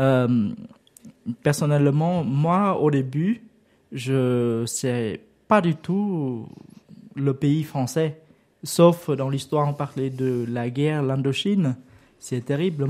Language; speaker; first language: French; non-native, fluent; Vietnamese